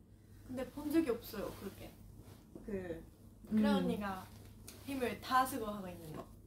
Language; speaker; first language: Korean; non-native, learner; Japanese